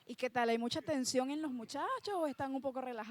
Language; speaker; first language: Spanish; native; Spanish